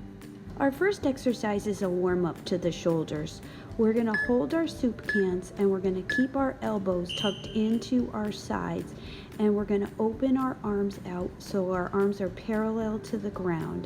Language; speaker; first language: English; native; English